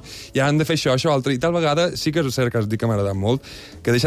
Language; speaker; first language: Catalan; native; Catalan